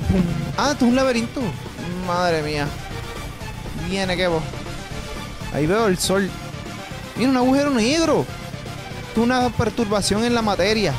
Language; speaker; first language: Spanish; native; Spanish